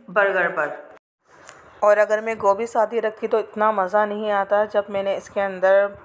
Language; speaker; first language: Urdu; native; Urdu